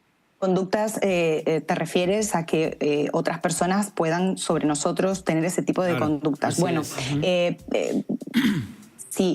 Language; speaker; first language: Spanish; native; Spanish